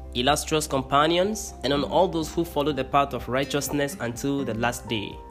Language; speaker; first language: English; non-native, local second language; Akan